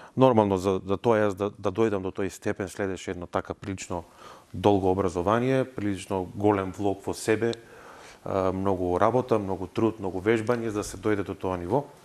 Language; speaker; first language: Macedonian; native; Macedonian